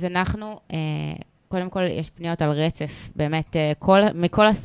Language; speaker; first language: Hebrew; native; Hebrew